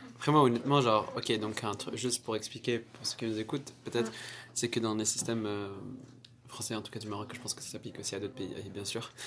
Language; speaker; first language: French; non-native, local second language; Arabic